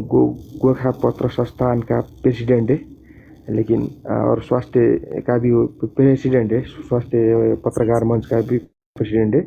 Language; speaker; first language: Hindi; non-native, learner; Nepali